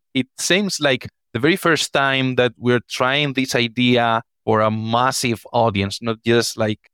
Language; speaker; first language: English; non-native, fluent; Spanish